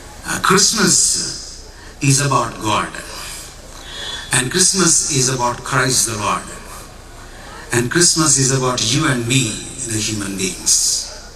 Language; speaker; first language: English; non-native, local second language; Telugu